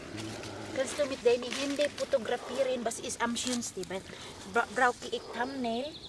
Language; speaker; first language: German; non-native, learner; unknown